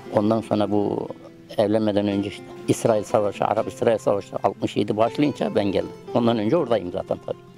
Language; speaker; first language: Turkish; native; Turkish